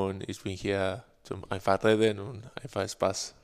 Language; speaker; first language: German; non-native, learner; Spanish